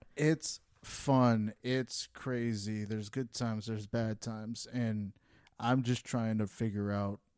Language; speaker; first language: English; early bilingual, other home language; Spanish